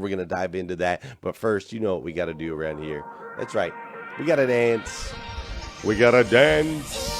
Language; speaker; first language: English; native; English